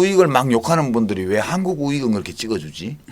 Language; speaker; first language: Korean; native; Korean